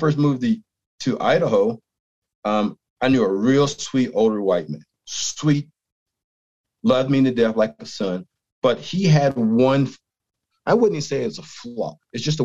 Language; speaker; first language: English; native; English